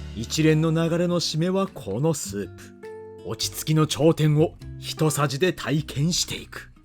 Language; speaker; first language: Japanese; native; Japanese